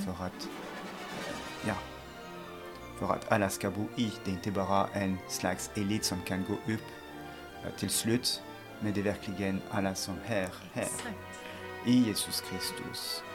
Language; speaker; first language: Swedish; non-native, fluent; French